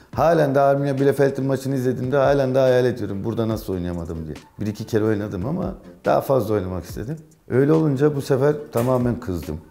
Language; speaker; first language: Turkish; early bilingual, heritage; Turkish